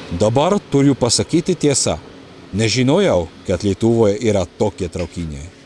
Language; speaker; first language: Lithuanian; non-native, learner; Czech